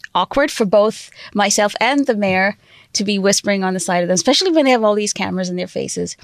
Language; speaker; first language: English; non-native, fluent; Sindhi